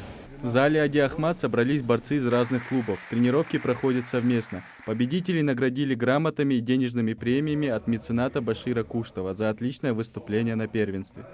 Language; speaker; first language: Russian; native; Russian